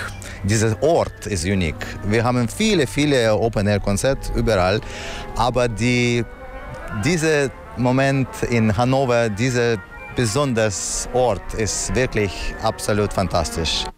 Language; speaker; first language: German; non-native, fluent; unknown